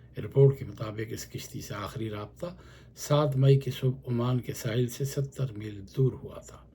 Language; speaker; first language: Urdu; native; Urdu